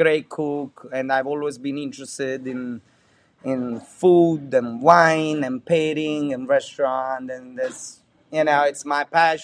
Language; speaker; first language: English; non-native, fluent; Italian